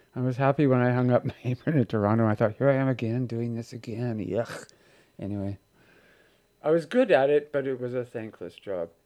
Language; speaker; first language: English; native; English